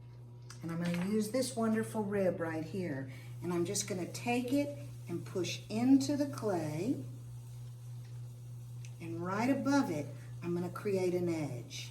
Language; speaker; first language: English; native; English